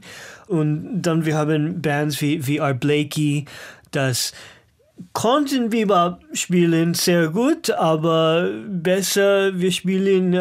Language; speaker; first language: German; non-native, learner; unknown